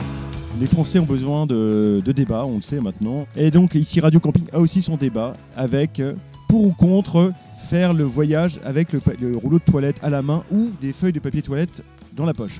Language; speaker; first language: French; native; French